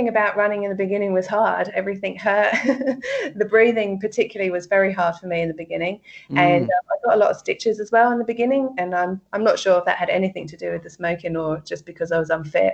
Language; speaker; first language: English; native; English